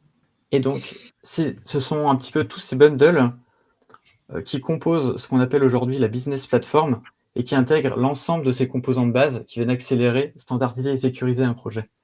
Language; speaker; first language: French; native; French